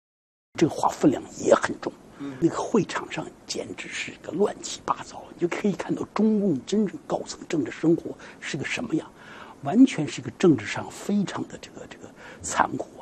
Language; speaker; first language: Chinese; native; Chinese